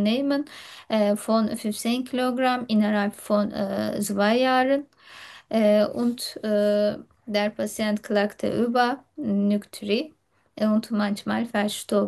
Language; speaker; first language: German; non-native, learner; Turkish